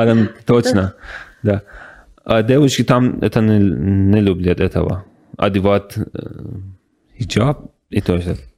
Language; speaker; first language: Russian; non-native, learner; Persian